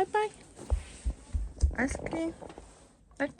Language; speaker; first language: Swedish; non-native, learner; Mongolian